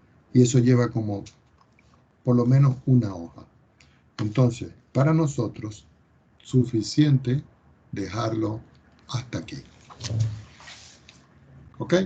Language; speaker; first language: Spanish; native; Spanish